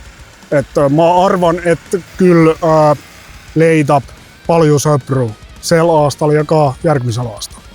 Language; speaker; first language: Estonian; non-native, learner; Finnish